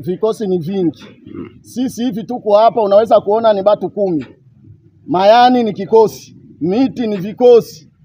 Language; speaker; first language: Swahili; native; Swahili